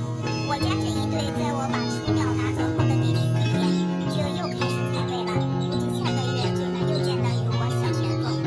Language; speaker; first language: Chinese; native; Chinese